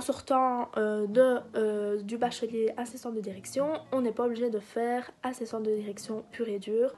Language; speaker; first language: French; native; French